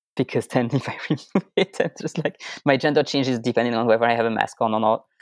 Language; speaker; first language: English; non-native, fluent; French